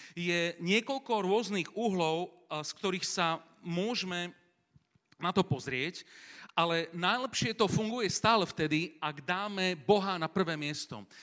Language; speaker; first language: Slovak; native; Slovak